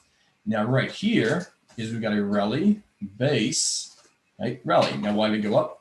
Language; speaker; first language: English; native; English